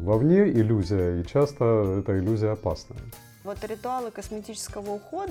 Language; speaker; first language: Russian; native; Russian